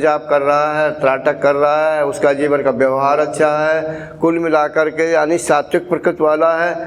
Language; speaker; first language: Hindi; native; Hindi